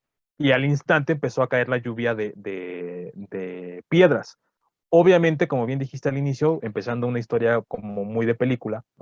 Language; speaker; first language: Spanish; native; Spanish